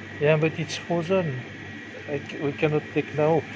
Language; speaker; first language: English; non-native, fluent; French